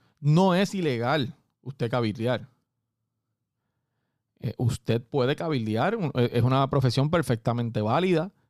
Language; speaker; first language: Spanish; native; Spanish